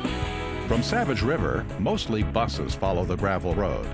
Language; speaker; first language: English; native; English